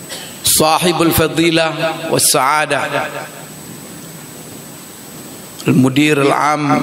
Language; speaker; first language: Arabic; non-native, fluent; Indonesian